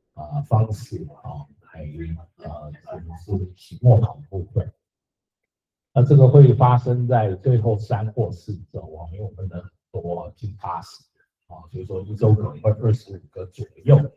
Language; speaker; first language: Chinese; non-native, fluent; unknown